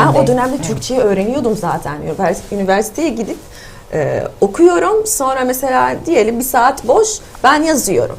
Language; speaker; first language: Turkish; non-native, fluent; Arabic